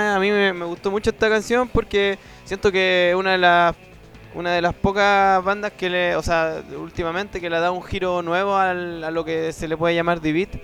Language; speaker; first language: Spanish; native; Spanish